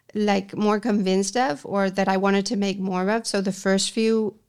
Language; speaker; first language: English; non-native, fluent; Spanish